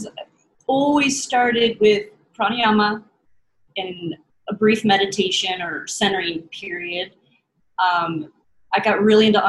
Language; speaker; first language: English; native; English